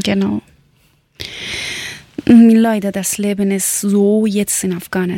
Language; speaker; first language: German; non-native, learner; Persian